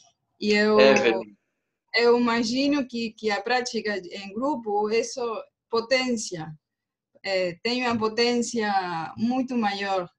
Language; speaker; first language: Portuguese; non-native, learner; Spanish